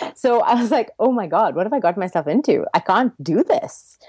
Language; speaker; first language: English; native; English